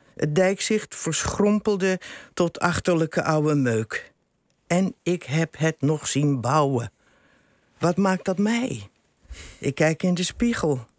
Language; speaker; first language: Dutch; native; Dutch